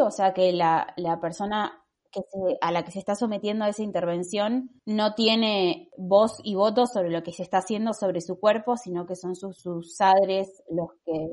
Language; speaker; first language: Spanish; native; Spanish